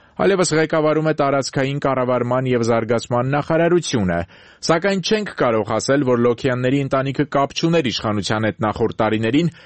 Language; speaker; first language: Armenian; native; Armenian